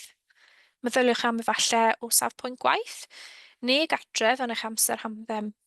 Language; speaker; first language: Welsh; native; Welsh